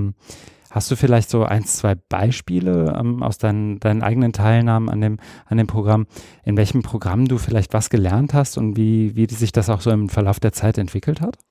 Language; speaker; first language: German; native; German